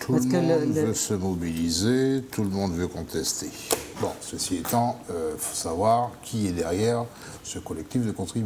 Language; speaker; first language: French; native; French